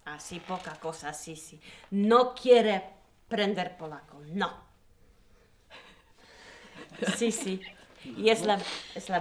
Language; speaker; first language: Spanish; non-native, learner; Polish